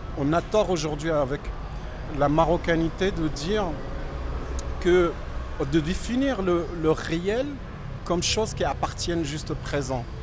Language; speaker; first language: French; non-native, local second language; Berber languages